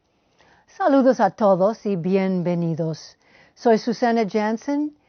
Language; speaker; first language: Spanish; non-native, fluent; English